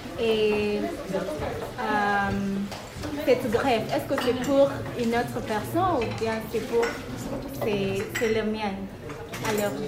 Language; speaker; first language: French; non-native, learner; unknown